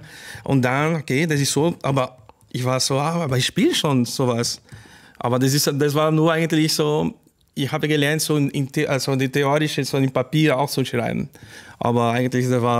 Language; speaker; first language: German; non-native, learner; Portuguese